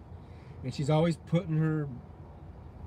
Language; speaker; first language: English; native; English